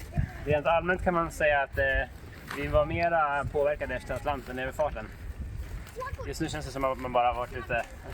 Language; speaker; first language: Swedish; native; Swedish